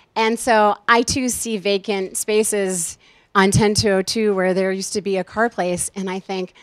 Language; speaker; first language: English; native; English